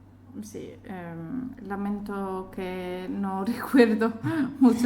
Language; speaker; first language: Spanish; non-native, fluent; Azerbaijani